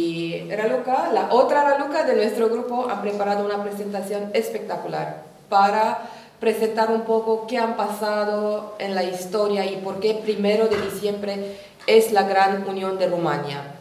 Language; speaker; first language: Spanish; non-native, learner; Romanian